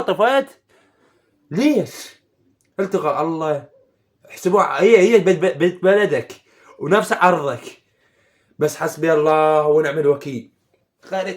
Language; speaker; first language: Arabic; native; Arabic